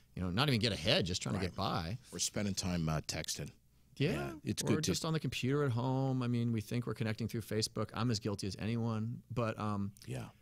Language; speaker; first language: English; native; English